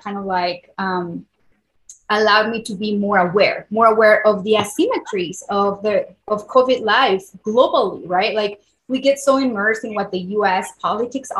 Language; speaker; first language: English; non-native, fluent; Spanish